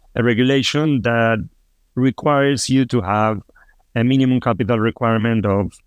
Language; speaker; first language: English; non-native, fluent; Spanish